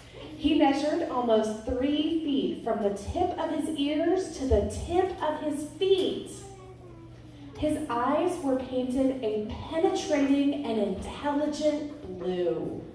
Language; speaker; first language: English; native; English